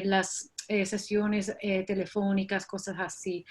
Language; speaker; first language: Spanish; non-native, fluent; English